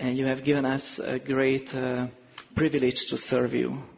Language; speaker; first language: English; non-native, fluent; Hungarian